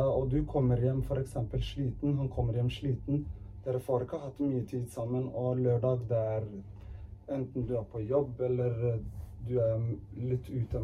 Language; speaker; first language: Norwegian; early bilingual, other home language; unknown